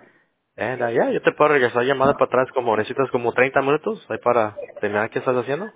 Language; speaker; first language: Spanish; early bilingual, heritage; English